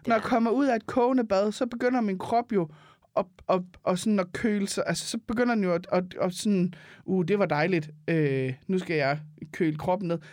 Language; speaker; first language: Danish; native; Danish